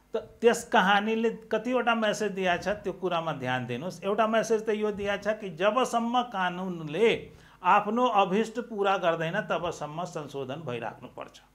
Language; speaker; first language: Nepali; non-native, local second language; Maithili